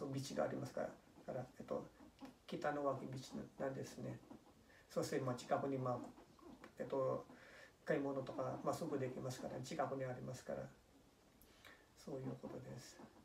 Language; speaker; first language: Japanese; non-native, fluent; Filipino